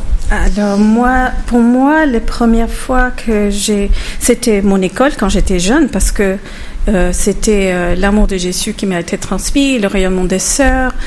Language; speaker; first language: French; non-native, fluent; Spanish